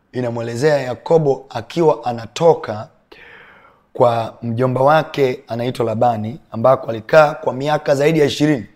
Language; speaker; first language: Swahili; native; Swahili